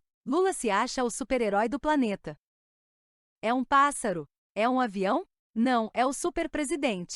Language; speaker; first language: Portuguese; native; Portuguese